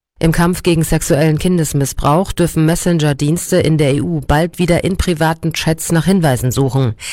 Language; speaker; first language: German; native; German